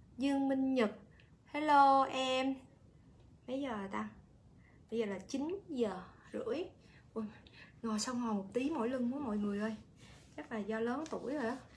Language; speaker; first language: Vietnamese; native; Vietnamese